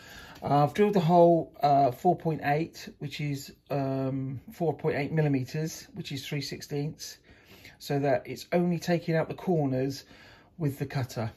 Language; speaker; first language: English; native; English